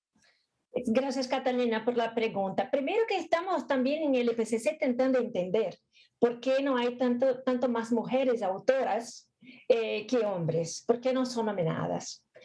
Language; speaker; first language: Spanish; non-native, fluent; Portuguese